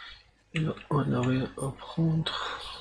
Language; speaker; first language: French; non-native, learner; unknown